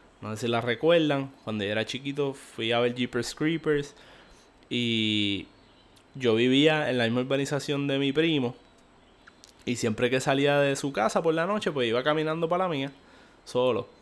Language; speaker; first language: Spanish; native; Spanish